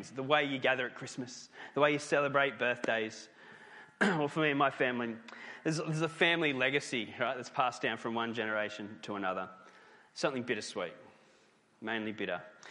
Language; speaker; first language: English; native; English